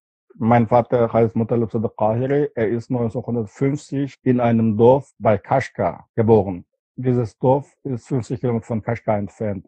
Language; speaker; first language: German; non-native, fluent; Uyghur